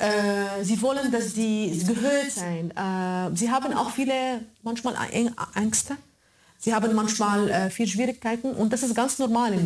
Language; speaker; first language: German; non-native, fluent; Arabic